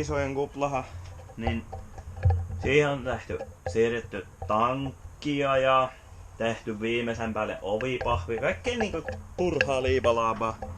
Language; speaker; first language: Finnish; native; Finnish